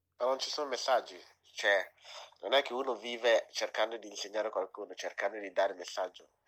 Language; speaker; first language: Italian; early bilingual, other home language; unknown